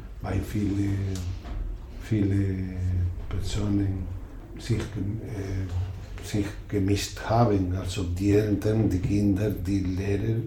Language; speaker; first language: German; non-native, learner; Spanish